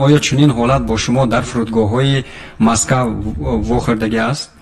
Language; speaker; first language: Persian; native; Persian